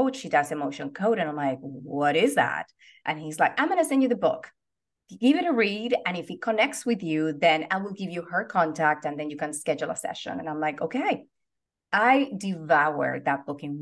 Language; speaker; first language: English; non-native, fluent; Spanish